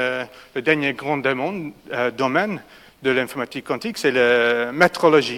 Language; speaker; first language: French; non-native, fluent; English